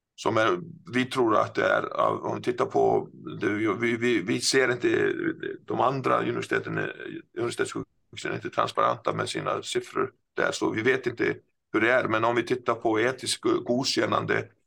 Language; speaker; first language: Swedish; non-native, fluent; Icelandic